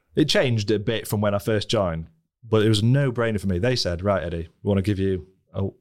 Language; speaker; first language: English; native; English